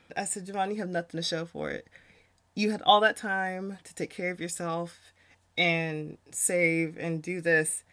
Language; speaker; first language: English; native; English